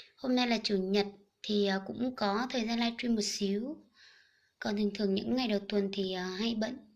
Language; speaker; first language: Vietnamese; non-native, local second language; Hmong